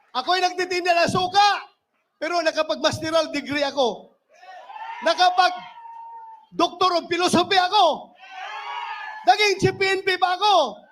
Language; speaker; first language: Filipino; non-native, local second language; Cebuano